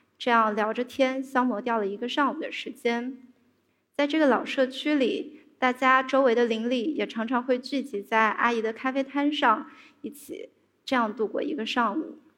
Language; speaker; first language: Chinese; native; Chinese